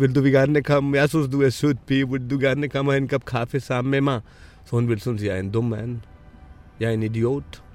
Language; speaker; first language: Danish; non-native, fluent; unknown